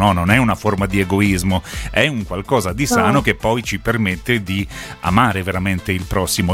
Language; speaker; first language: Italian; native; Italian